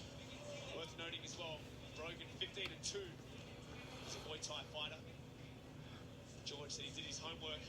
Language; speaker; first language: English; native; English